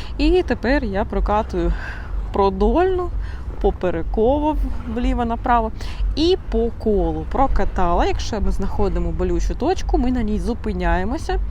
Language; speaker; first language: Ukrainian; non-native, local second language; Russian